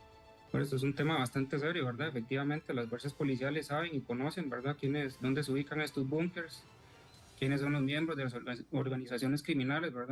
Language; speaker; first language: Spanish; native; Spanish